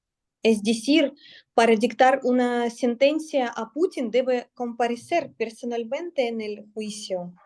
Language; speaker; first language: Spanish; non-native, learner; Russian